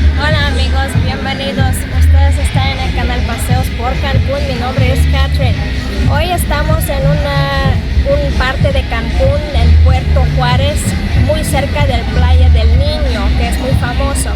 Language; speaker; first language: Spanish; non-native, fluent; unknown